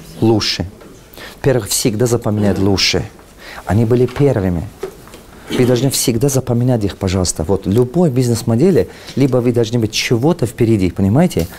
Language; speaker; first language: Russian; non-native, local second language; Tajik